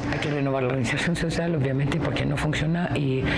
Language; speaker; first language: Spanish; non-native, fluent; French